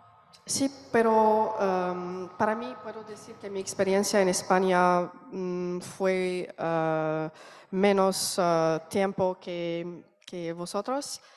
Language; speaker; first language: Spanish; non-native, learner; Arabic